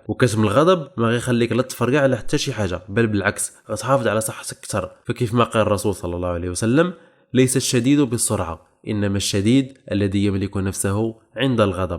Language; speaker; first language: Arabic; native; Arabic